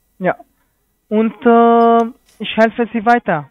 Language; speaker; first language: German; non-native, learner; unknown